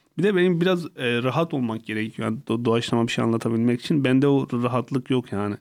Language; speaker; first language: Turkish; non-native, local second language; Kurdish